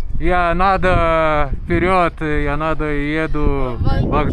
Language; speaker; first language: Russian; non-native, learner; Lithuanian